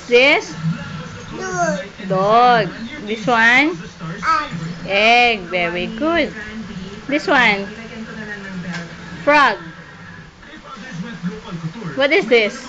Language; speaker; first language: English; non-native, local second language; Filipino